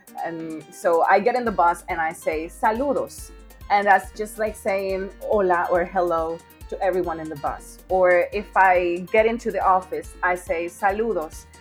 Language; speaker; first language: English; non-native, fluent; Spanish